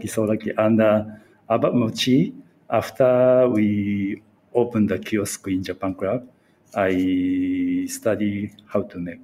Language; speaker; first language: English; non-native, learner; Japanese